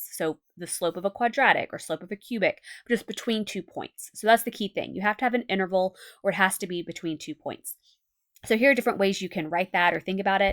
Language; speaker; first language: English; native; English